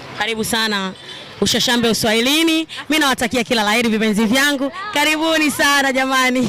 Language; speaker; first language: Swahili; native; Swahili